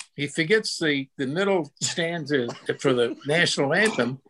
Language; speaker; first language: English; native; English